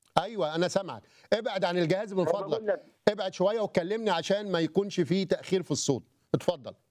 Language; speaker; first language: Arabic; native; Arabic